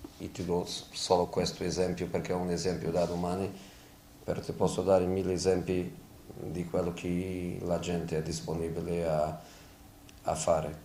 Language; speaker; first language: Italian; non-native, fluent; Portuguese